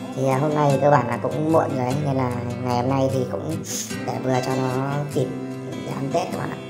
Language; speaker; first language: Vietnamese; non-native, fluent; Lao